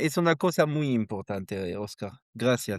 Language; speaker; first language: Spanish; non-native, learner; German